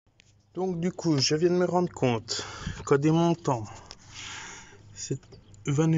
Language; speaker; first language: French; native; French